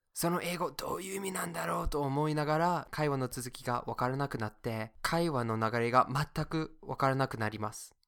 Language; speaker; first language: Japanese; non-native, fluent; English